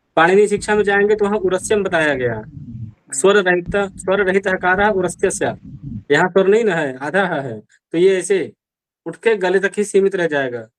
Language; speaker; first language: Hindi; native; Hindi